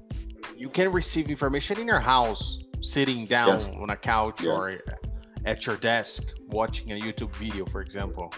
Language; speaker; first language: English; non-native, fluent; Portuguese